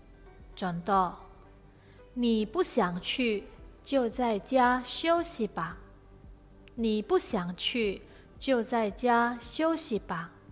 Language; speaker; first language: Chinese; non-native, fluent; Indonesian